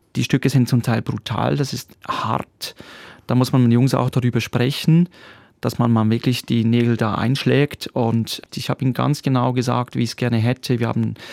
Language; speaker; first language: German; native; German